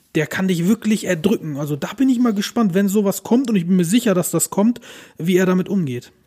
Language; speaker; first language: German; early bilingual, other home language; Turkish